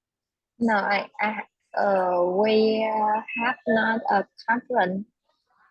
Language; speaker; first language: English; non-native, learner; Vietnamese